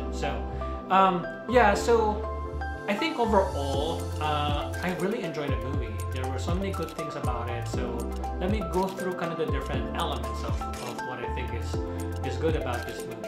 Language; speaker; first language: English; non-native, local second language; Filipino